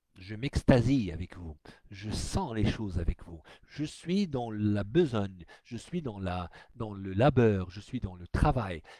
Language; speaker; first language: French; non-native, local second language; Arabic